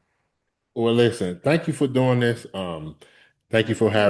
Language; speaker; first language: English; native; English